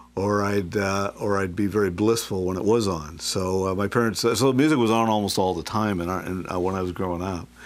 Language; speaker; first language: English; native; English